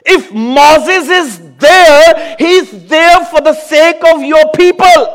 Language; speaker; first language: English; non-native, local second language; Urdu